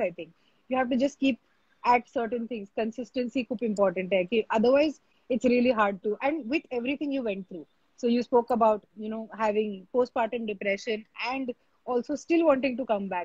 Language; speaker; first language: English; non-native, local second language; Marathi